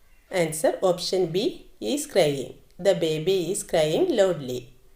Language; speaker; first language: English; non-native, local second language; Malayalam